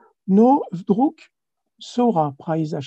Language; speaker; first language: Russian; non-native, learner; French